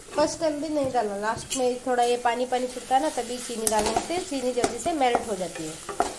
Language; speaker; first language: Hindi; non-native, local second language; Urdu